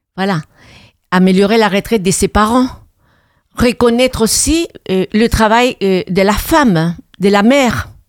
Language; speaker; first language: French; non-native, fluent; Spanish